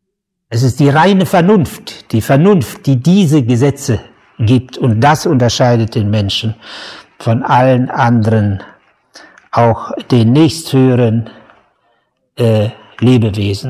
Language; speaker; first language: German; native; German